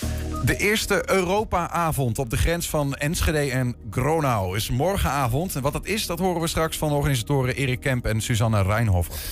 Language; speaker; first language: Dutch; native; Dutch